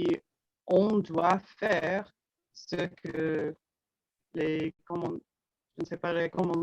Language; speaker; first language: French; non-native, learner; English